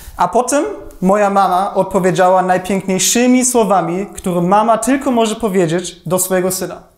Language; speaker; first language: Polish; non-native, fluent; German